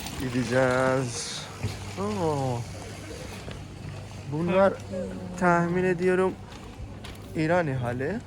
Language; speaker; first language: Turkish; non-native, learner; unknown